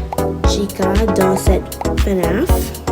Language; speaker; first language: French; non-native, learner; English